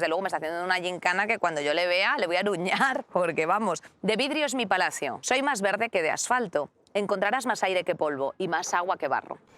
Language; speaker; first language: Spanish; native; Spanish